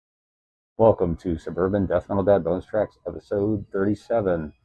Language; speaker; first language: English; native; English